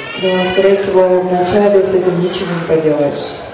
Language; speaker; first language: Russian; native; Russian